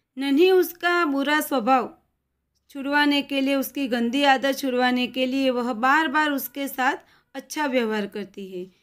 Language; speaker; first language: Hindi; non-native, local second language; Gujarati